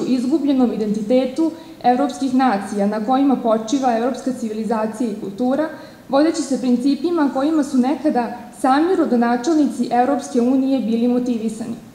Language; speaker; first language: Serbian; native; Serbian